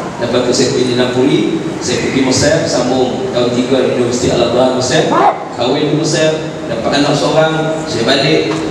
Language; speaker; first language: Malay; native; Malay